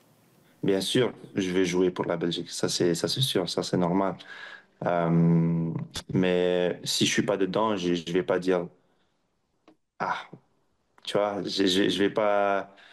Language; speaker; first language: French; non-native, local second language; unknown